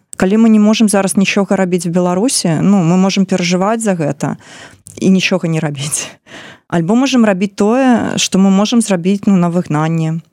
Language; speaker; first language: Belarusian; non-native, local second language; Russian